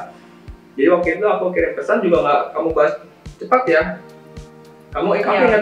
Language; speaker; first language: Indonesian; native; Indonesian